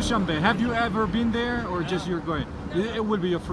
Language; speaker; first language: English; non-native, learner; Tajik